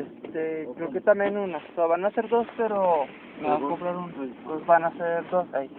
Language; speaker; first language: Spanish; native; Spanish